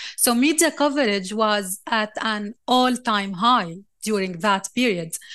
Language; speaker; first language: English; non-native, fluent; Arabic